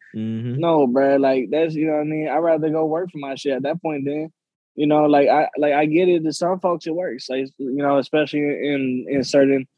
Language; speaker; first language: English; native; English